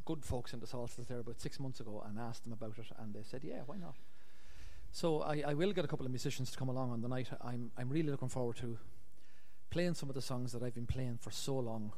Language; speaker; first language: English; native; English